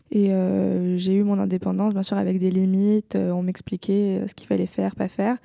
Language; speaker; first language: French; native; French